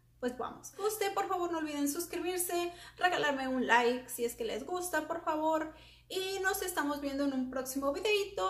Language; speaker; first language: Spanish; native; Spanish